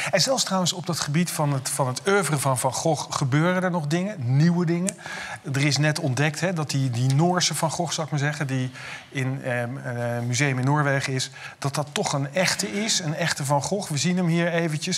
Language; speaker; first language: Dutch; native; Dutch